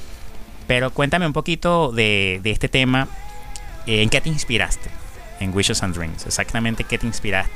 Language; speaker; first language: Spanish; native; Spanish